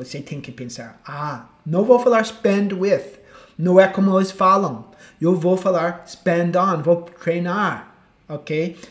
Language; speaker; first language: Portuguese; non-native, fluent; English